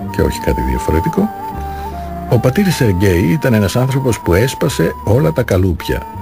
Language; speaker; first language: Greek; native; Greek